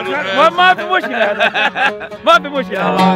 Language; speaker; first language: Arabic; non-native, learner; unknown